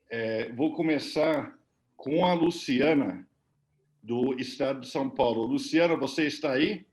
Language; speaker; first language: Portuguese; non-native, fluent; English